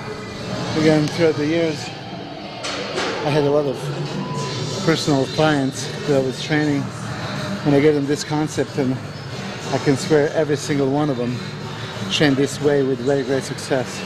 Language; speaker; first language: English; non-native, fluent; Serbian